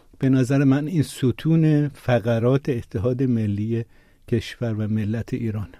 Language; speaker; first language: Persian; non-native, local second language; Azerbaijani